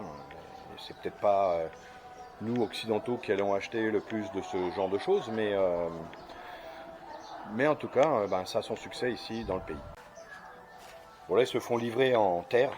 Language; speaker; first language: French; native; French